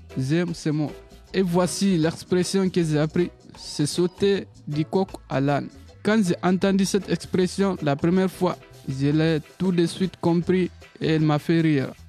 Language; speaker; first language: French; non-native, local second language; Mandingo